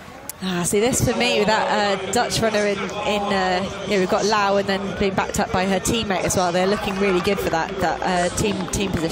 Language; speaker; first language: English; native; English